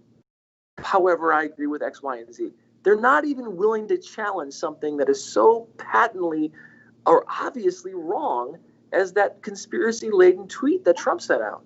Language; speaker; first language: English; native; English